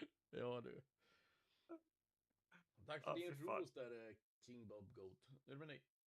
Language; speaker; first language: Swedish; native; Swedish